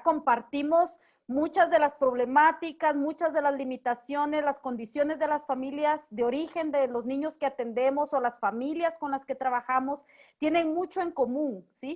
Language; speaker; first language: Spanish; native; Spanish